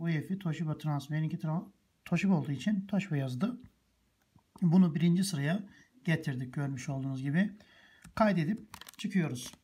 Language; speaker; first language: Turkish; native; Turkish